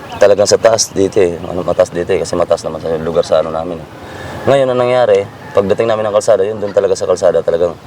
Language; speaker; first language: Filipino; non-native, local second language; Masbatenyo